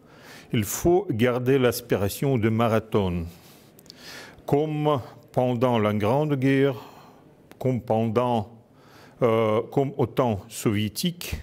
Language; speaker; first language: French; non-native, fluent; Russian